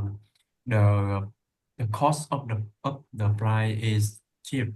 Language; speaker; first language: English; non-native, learner; Vietnamese